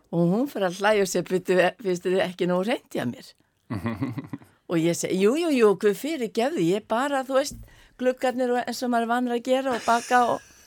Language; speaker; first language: Icelandic; non-native, fluent; Faroese